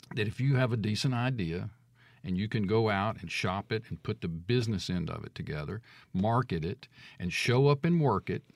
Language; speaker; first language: English; native; English